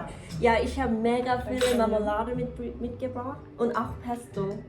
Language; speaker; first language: German; non-native, learner; Korean